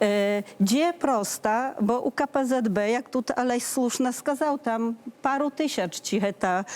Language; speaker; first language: Polish; non-native, learner; Belarusian